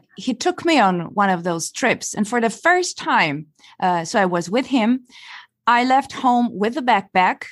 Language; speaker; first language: English; non-native, fluent; Italian